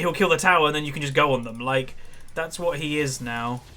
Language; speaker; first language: English; native; English